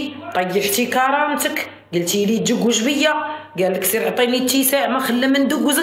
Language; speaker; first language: Arabic; native; Arabic